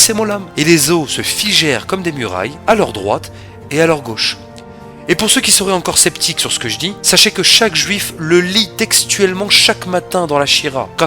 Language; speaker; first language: French; native; French